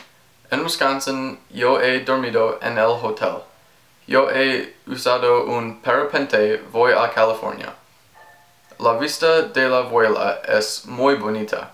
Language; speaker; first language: Spanish; non-native, learner; English